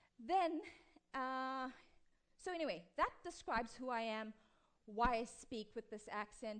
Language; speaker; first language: English; native; English